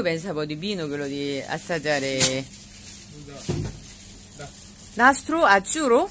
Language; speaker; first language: Italian; non-native, learner; Korean